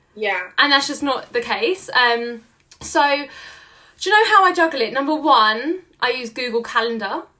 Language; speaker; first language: English; native; English